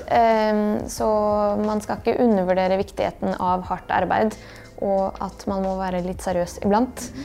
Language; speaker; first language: Norwegian; early bilingual, other home language; Bosnian